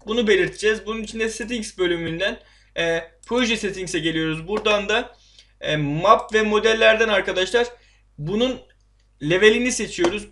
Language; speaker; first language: Turkish; native; Turkish